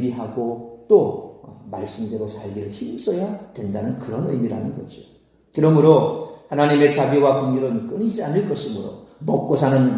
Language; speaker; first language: Korean; native; Korean